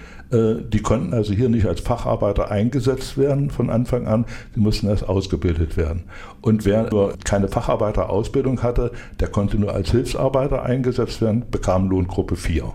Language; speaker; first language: German; native; German